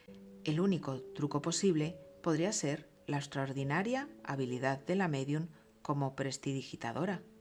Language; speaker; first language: Spanish; native; Spanish